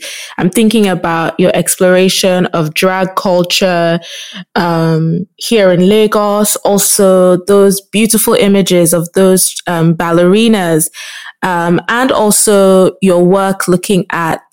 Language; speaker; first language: English; non-native, local second language; Yoruba